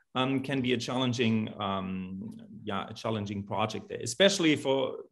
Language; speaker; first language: English; non-native, fluent; German